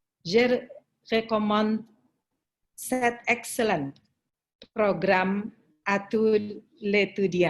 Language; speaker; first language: French; non-native, learner; Indonesian